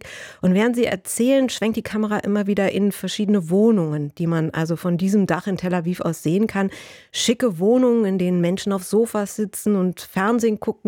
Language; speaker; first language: German; native; German